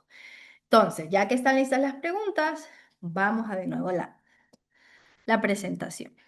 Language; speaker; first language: Spanish; native; Spanish